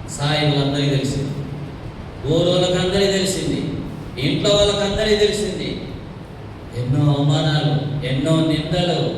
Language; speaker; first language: Telugu; non-native, local second language; Tamil